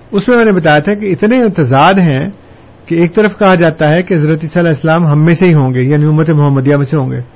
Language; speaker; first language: Urdu; native; Urdu